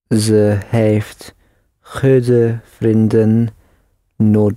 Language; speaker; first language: Dutch; non-native, learner; English